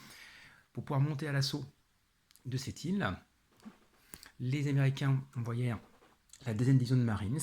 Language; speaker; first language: French; native; French